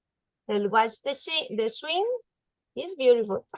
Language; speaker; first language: English; non-native, learner; Spanish